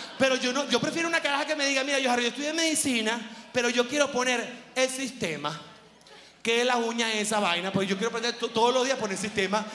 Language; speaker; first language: Spanish; native; Spanish